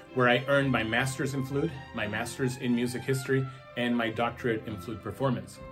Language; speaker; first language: English; non-native, fluent; Spanish